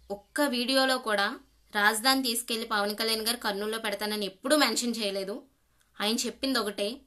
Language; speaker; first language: Telugu; native; Telugu